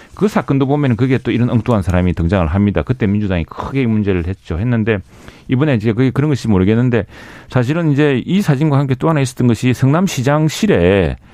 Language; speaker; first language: Korean; native; Korean